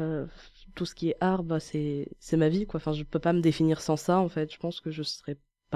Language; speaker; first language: French; native; French